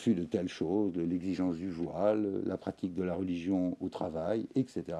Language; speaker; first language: French; native; French